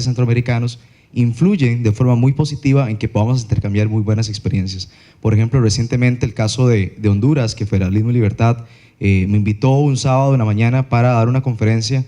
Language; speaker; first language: Spanish; native; Spanish